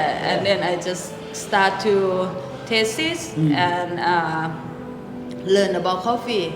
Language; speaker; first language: English; non-native, local second language; Thai